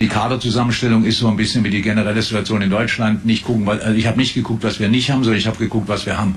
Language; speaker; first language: German; native; German